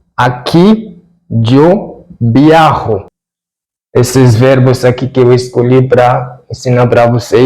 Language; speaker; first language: Portuguese; non-native, fluent; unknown